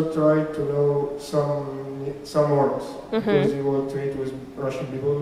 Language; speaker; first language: English; non-native, learner; Arabic